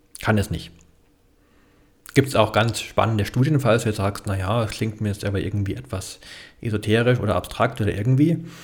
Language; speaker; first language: German; native; German